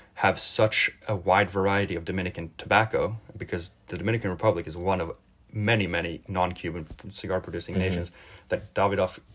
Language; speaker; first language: English; early bilingual, other home language; Swedish